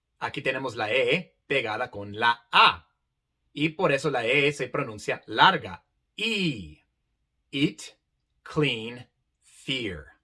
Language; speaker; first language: Spanish; non-native, fluent; English